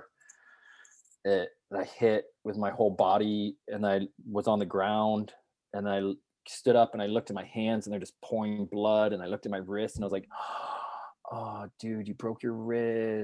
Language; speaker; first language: English; native; English